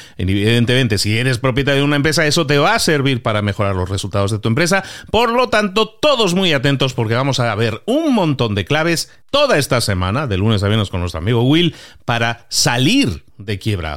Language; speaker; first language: Spanish; native; Spanish